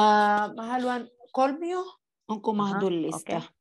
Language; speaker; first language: Finnish; non-native, learner; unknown